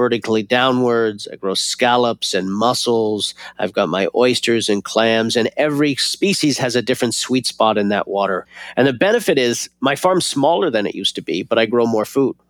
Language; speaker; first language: English; native; English